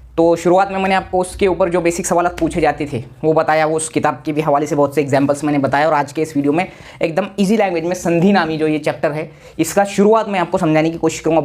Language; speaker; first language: Hindi; non-native, local second language; Urdu